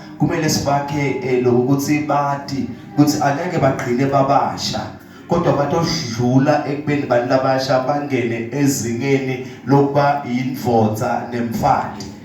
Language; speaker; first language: Zulu; non-native, local second language; Swati